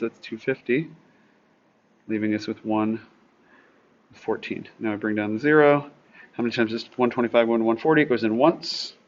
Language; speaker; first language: English; native; English